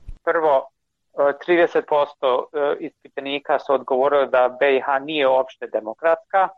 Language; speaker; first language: Croatian; non-native, fluent; English